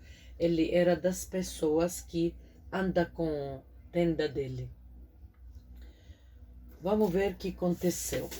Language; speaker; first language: Portuguese; non-native, fluent; Arabic